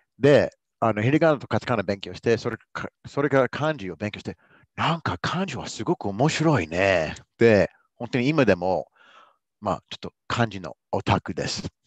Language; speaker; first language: Japanese; non-native, fluent; English